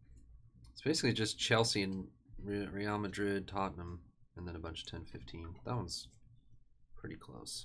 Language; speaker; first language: English; native; English